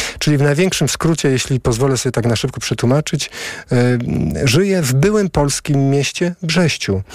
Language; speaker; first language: Polish; native; Polish